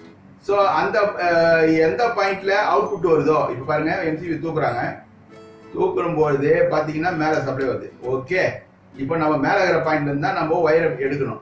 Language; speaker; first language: Tamil; native; Tamil